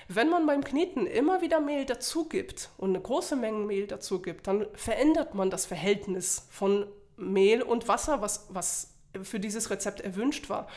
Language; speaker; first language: German; non-native, fluent; Polish